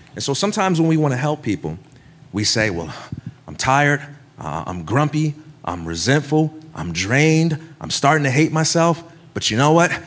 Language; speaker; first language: English; native; English